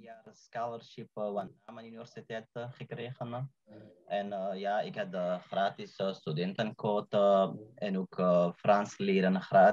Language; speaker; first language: Dutch; non-native, learner; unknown